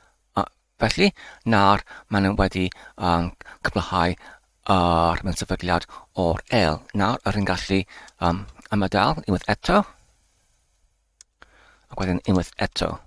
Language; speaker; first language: Welsh; non-native, learner; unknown